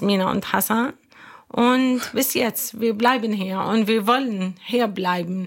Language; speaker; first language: German; non-native, learner; Arabic